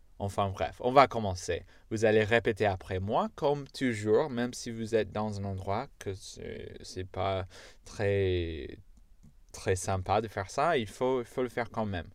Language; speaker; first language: French; non-native, fluent; English